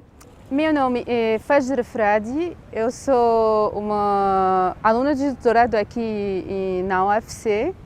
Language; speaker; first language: Portuguese; non-native, fluent; Arabic